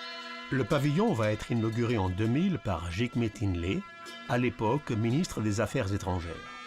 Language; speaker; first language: French; native; French